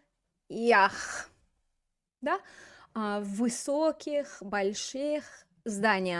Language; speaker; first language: Russian; non-native, fluent; English